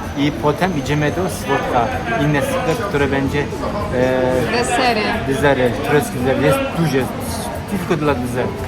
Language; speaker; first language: Polish; non-native, learner; Turkish